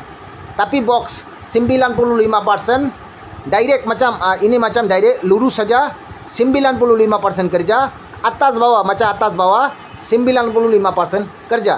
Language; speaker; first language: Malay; non-native, learner; Bangla